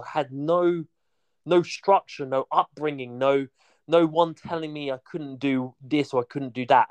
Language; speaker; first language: English; native; English